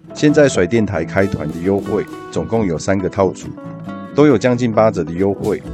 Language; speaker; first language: Chinese; native; Chinese